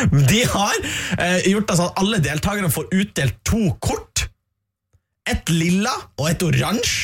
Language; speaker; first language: Norwegian; native; Norwegian